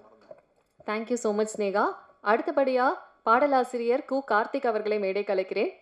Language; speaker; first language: Tamil; native; Tamil